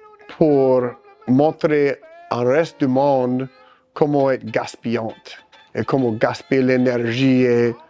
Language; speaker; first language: French; early bilingual, heritage; French